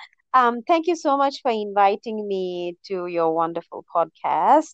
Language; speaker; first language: English; non-native, local second language; Sinhala